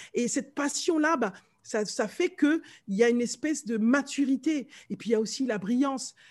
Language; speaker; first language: French; native; French